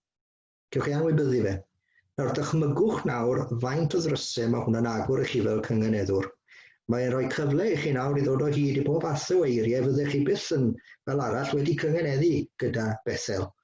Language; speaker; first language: Welsh; native; Welsh